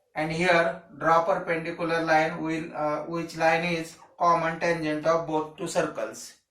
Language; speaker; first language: English; non-native, local second language; Marathi